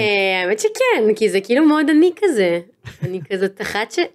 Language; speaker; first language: Hebrew; native; Hebrew